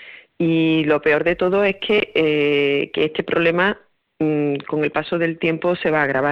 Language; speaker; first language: Spanish; native; Spanish